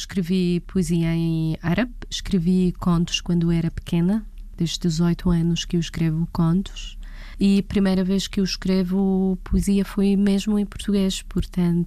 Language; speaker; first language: Portuguese; non-native, fluent; Arabic